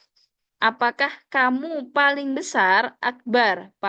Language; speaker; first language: Indonesian; native; Indonesian